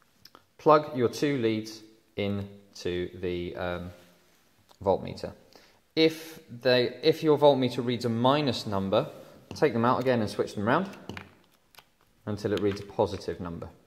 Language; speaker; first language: English; native; English